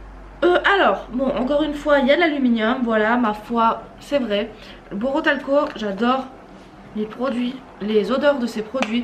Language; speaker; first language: French; native; French